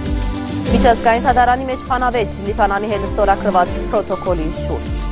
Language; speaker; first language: Armenian; native; Armenian